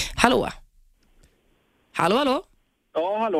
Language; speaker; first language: Swedish; native; Swedish